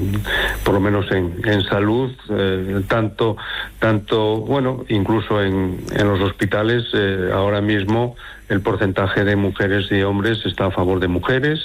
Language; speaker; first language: Spanish; native; Spanish